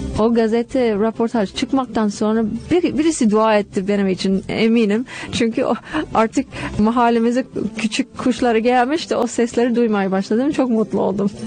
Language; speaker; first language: Turkish; non-native, fluent; English